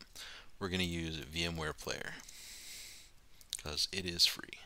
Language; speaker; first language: English; native; English